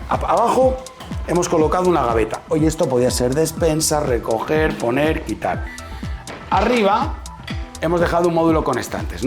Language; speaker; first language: Spanish; native; Spanish